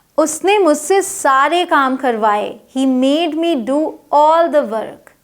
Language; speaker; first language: Hindi; native; Hindi